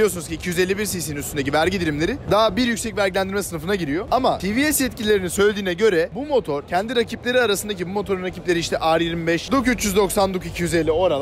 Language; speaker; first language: Turkish; native; Turkish